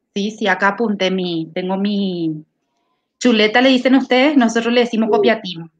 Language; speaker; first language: Spanish; native; Spanish